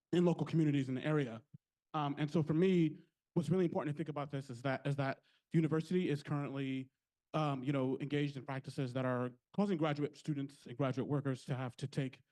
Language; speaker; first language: English; native; English